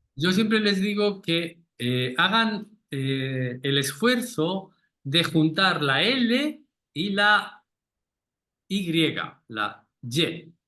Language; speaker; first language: Spanish; native; Spanish